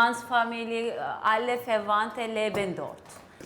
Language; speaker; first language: German; non-native, learner; Turkish